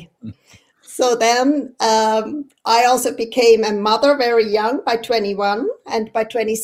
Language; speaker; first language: English; non-native, fluent; Swiss German